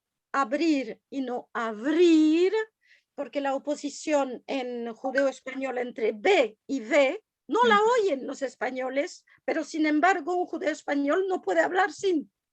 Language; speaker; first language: Spanish; non-native, fluent; French